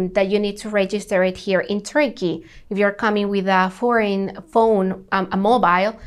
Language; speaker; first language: English; non-native, fluent; Spanish